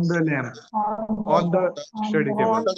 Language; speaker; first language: English; non-native, learner; Hindi